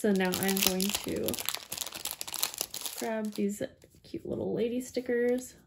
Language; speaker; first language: English; native; English